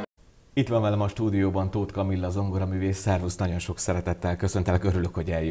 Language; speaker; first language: Hungarian; native; Hungarian